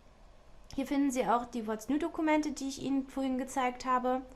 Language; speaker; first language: German; native; German